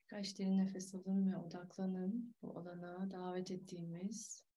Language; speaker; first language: Turkish; native; Turkish